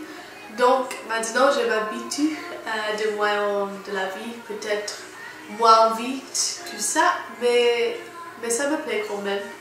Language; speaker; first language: French; non-native, fluent; English